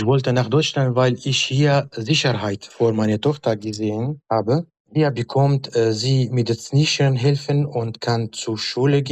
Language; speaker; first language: German; non-native, learner; Arabic